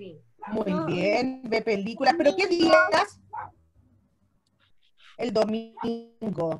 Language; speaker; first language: Spanish; native; Spanish